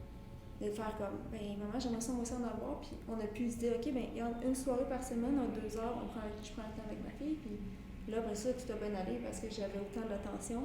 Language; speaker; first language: French; native; French